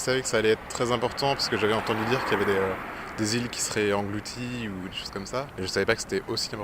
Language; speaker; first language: French; native; French